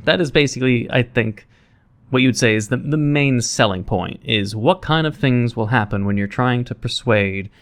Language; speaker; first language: English; native; English